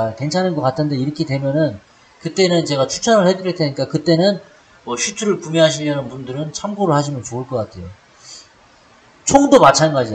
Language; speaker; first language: Korean; native; Korean